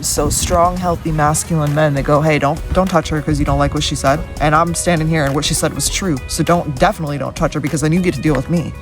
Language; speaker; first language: English; native; English